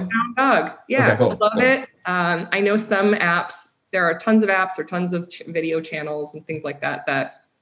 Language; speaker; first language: English; native; English